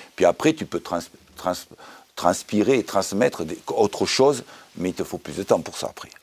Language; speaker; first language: French; native; French